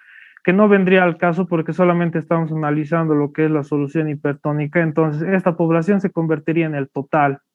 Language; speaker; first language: Spanish; native; Spanish